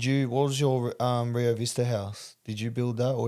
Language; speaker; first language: English; native; English